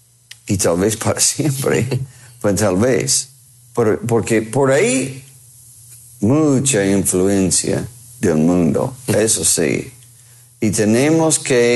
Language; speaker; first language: Spanish; non-native, fluent; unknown